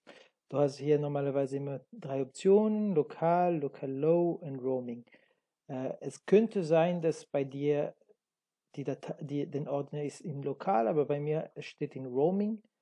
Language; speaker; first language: German; non-native, learner; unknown